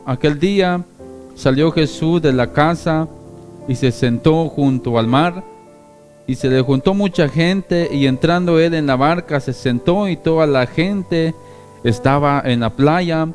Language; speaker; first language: Spanish; native; Spanish